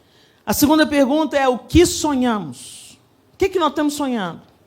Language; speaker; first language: Portuguese; native; Portuguese